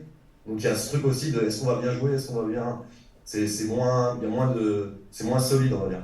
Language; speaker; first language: French; native; French